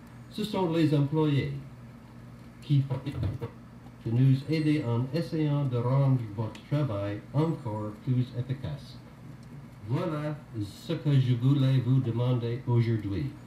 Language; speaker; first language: French; non-native, fluent; English